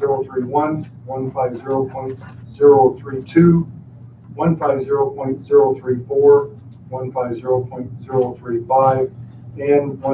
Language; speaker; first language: English; native; English